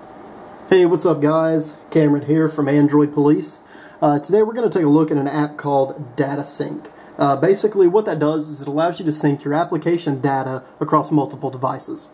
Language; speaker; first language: English; native; English